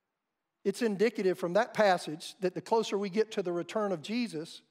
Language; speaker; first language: English; native; English